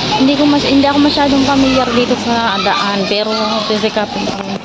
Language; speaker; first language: Filipino; native; Filipino